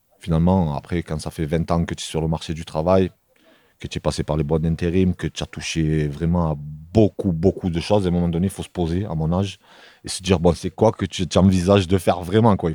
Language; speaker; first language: French; native; French